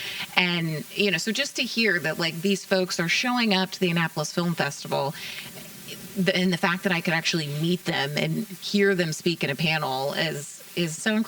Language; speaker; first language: English; native; English